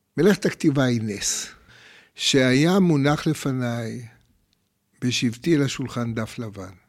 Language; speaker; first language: Hebrew; native; Hebrew